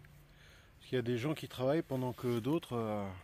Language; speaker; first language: French; native; French